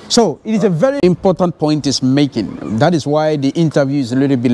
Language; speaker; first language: English; non-native, fluent; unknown